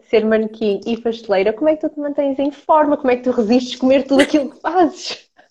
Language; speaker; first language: Portuguese; early bilingual, other home language; Ukrainian